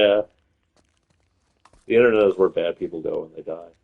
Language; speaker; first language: English; native; English